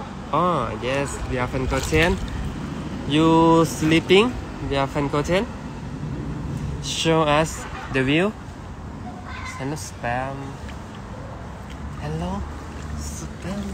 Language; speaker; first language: English; non-native, learner; Thai